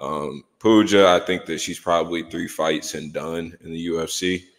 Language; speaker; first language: English; native; English